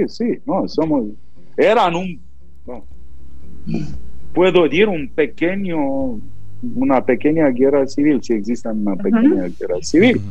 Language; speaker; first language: Spanish; non-native, fluent; Romanian